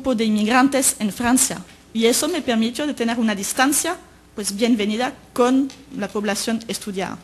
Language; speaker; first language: Spanish; native; Spanish